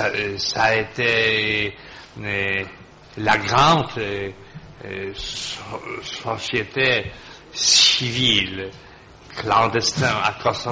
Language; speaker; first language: French; non-native, fluent; Polish